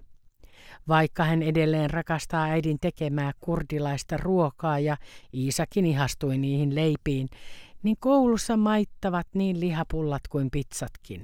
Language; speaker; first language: Finnish; native; Finnish